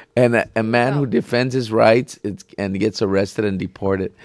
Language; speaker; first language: English; native; English